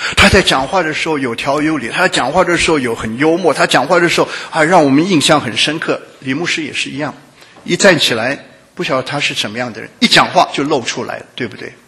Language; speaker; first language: Chinese; non-native, local second language; Hakka Chinese